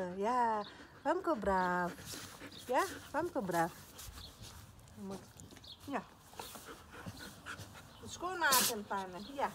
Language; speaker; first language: Dutch; non-native, learner; Indonesian